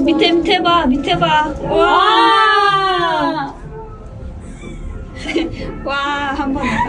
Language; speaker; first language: Korean; non-native, fluent; Turkmen